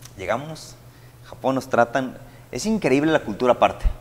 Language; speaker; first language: Spanish; native; Spanish